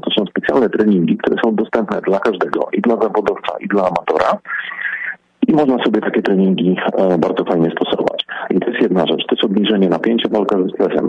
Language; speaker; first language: Polish; native; Polish